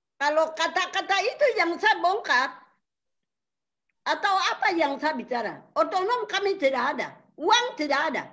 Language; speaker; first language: Indonesian; non-native, local second language; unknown